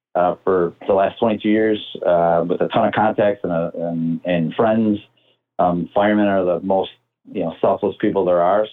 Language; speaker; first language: English; native; English